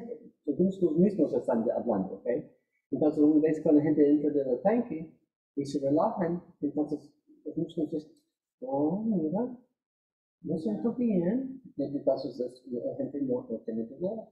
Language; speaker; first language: Spanish; non-native, fluent; English